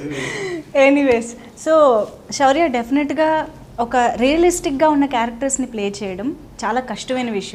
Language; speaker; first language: Telugu; native; Telugu